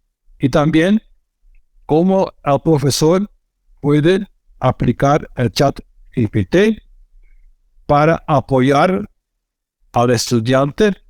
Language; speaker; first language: Spanish; non-native, fluent; Dutch